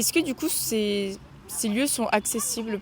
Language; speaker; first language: French; native; French